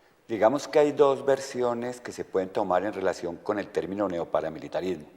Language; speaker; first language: Spanish; native; Spanish